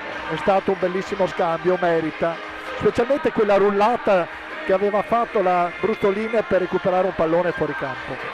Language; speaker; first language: Italian; native; Italian